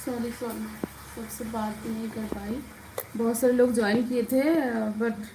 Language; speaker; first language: Hindi; non-native, local second language; Bangla